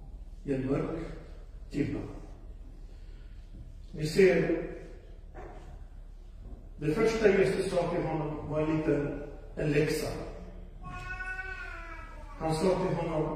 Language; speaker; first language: Swedish; non-native, fluent; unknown